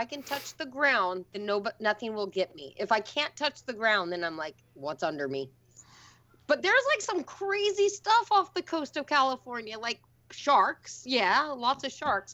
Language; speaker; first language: English; native; English